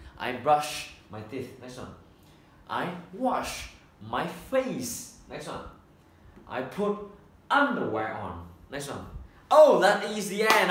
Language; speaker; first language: English; non-native, fluent; Vietnamese